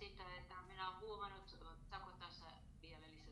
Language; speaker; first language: Finnish; non-native, learner; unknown